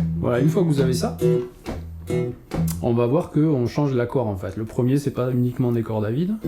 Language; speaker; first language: French; native; French